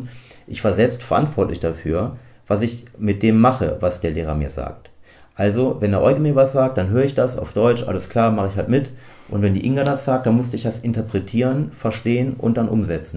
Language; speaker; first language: German; native; German